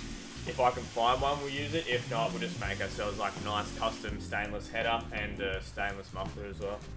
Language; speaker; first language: English; native; English